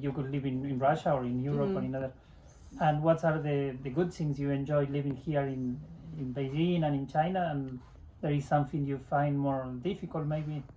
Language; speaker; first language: English; non-native, learner; Spanish